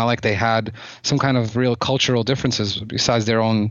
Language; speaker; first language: English; native; English